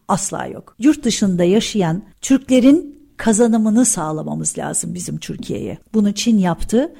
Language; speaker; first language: Turkish; early bilingual, heritage; Turkish